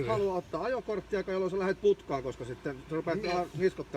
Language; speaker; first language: Finnish; native; Finnish